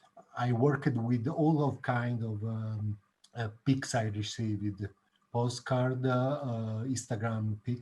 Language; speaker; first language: English; non-native, learner; Italian